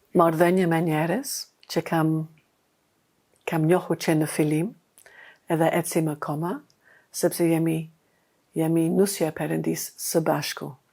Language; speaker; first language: Albanian; non-native, fluent; English